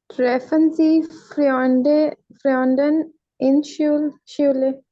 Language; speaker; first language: German; non-native, learner; Hindi